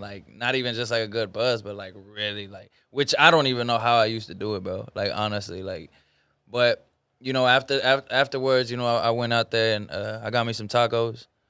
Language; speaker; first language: English; early bilingual, other home language; Spanish